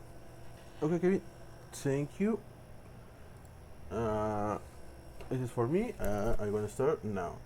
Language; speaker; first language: English; non-native, learner; Spanish